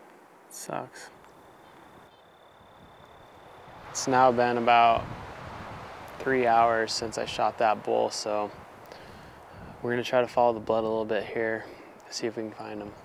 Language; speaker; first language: English; native; English